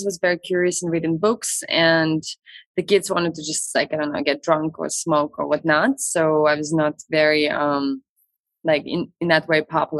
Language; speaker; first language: English; non-native, fluent; Russian